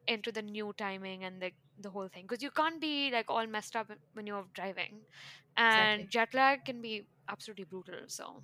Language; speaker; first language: English; non-native, local second language; Hindi